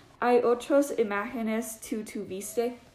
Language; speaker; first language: Spanish; non-native, learner; English